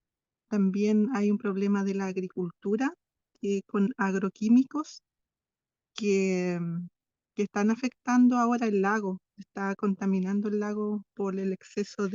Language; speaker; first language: Spanish; non-native, local second language; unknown